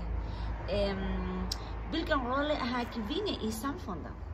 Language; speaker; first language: Danish; non-native, learner; Spanish